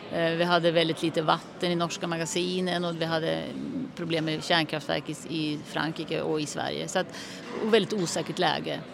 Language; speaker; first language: Swedish; native; Swedish